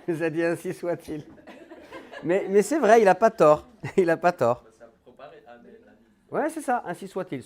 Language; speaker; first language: French; native; French